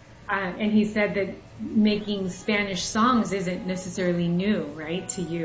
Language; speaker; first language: English; early bilingual, other home language; Spanish